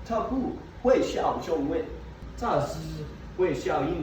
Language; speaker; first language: Chinese; non-native, learner; English